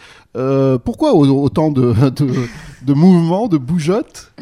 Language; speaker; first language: French; native; French